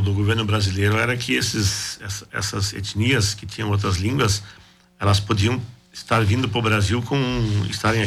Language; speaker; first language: Portuguese; non-native, local second language; German